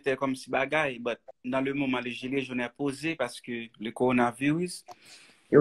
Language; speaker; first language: French; non-native, learner; Haitian Creole